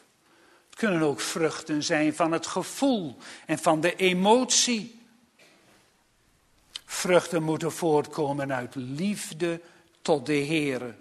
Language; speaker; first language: Dutch; native; Dutch